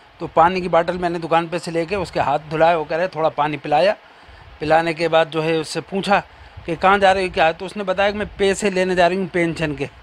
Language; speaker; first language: Hindi; native; Hindi